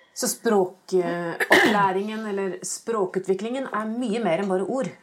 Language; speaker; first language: Norwegian; native; Norwegian